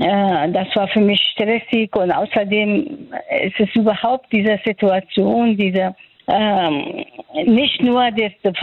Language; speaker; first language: German; non-native, fluent; Persian